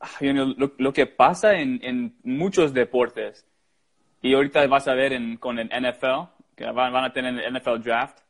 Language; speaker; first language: Spanish; early bilingual, heritage; English